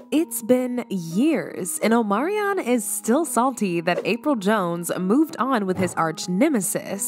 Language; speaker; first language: English; native; English